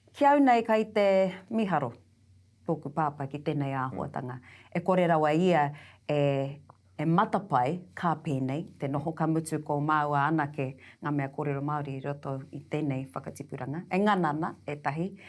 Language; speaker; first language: Māori; non-native, local second language; English